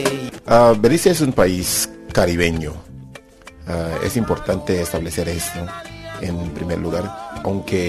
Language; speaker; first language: Spanish; non-native, fluent; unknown